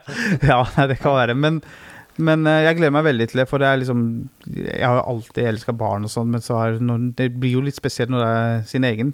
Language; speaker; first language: Norwegian; early bilingual, other home language; Persian